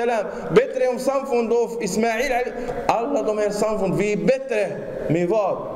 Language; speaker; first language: Swedish; non-native, fluent; Arabic